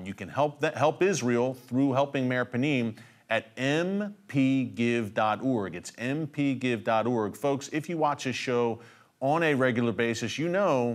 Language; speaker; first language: English; native; English